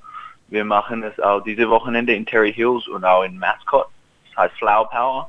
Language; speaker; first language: German; early bilingual, heritage; German